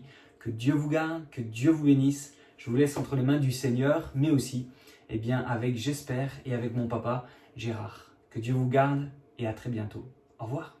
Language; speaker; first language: French; native; French